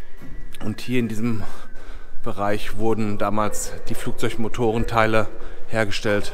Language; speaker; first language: German; native; German